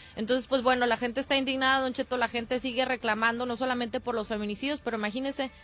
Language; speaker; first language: Spanish; early bilingual, heritage; Spanish